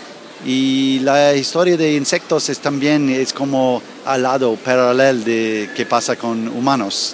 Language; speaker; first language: Spanish; non-native, learner; English